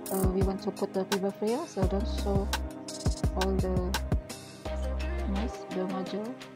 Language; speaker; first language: English; non-native, learner; Indonesian